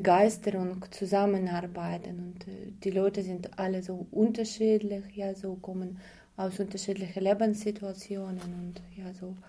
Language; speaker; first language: German; non-native, learner; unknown